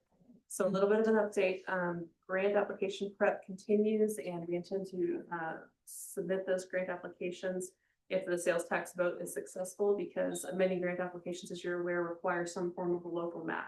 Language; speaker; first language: English; native; English